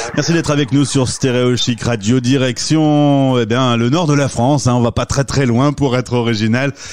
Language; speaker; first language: French; native; French